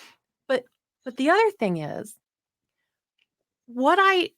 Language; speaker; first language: English; native; English